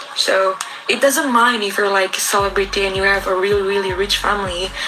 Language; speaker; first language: English; non-native, fluent; Indonesian